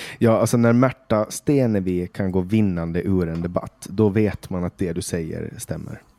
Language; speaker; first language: Swedish; native; Swedish